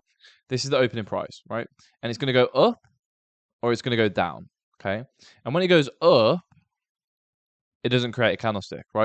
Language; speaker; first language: English; native; English